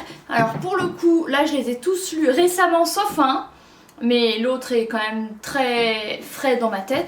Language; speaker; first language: French; native; French